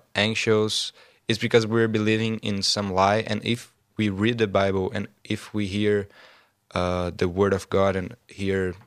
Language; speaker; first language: English; non-native, learner; Portuguese